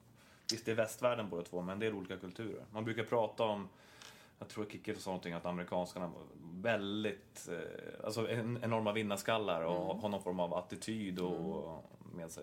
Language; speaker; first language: Swedish; native; Swedish